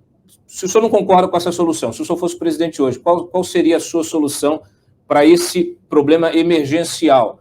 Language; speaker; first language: Portuguese; native; Portuguese